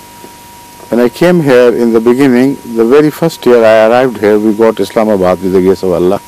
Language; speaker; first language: English; non-native, local second language; Urdu